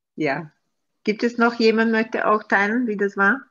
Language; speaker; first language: German; non-native, learner; Maltese